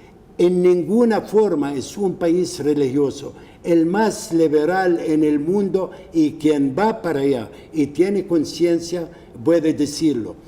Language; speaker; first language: Spanish; non-native, fluent; Arabic